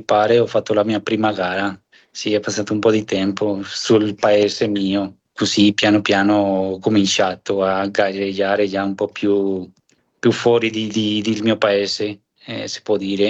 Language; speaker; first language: Italian; non-native, fluent; Spanish